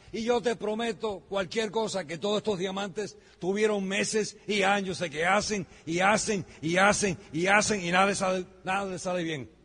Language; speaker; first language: Spanish; early bilingual, heritage; Spanish